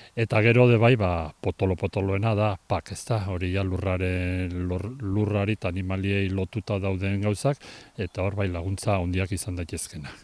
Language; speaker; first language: Basque; native; Basque